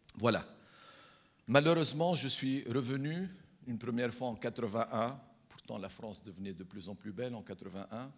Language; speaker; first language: French; non-native, local second language; Arabic